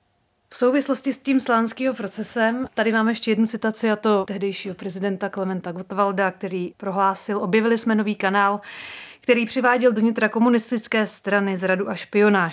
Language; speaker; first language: Czech; native; Czech